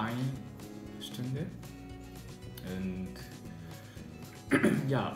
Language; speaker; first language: German; non-native, learner; Japanese